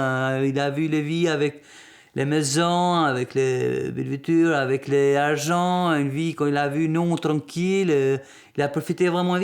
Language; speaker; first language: French; non-native, learner; Albanian